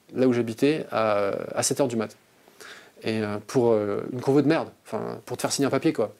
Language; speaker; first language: French; native; French